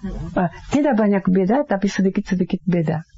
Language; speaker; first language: Indonesian; non-native, fluent; Japanese